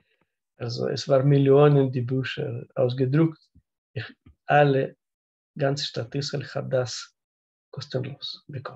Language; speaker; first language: German; non-native, learner; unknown